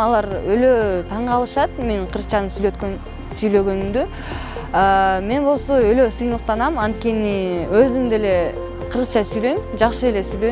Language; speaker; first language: Kyrgyz; non-native, local second language; Russian